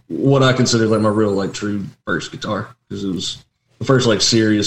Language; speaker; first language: English; native; English